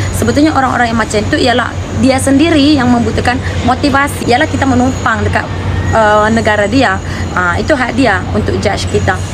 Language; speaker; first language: Malay; native; Malay